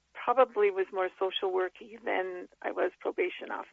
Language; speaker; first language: English; native; English